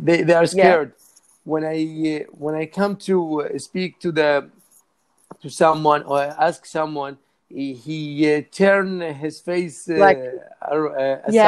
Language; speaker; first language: English; non-native, learner; Arabic